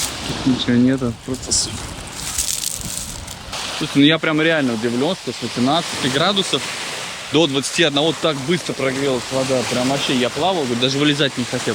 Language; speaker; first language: Russian; native; Russian